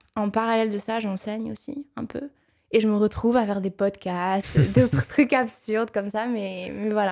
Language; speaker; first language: French; non-native, local second language; Arabic